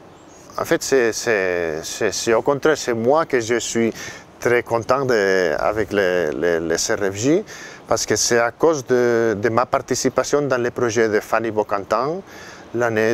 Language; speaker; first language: French; non-native, fluent; Catalan